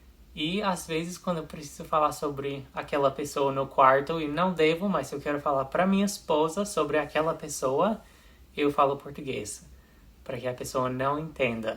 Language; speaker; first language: Portuguese; non-native, fluent; English